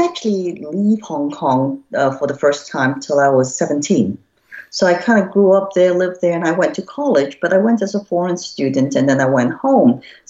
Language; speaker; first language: English; non-native, local second language; Cantonese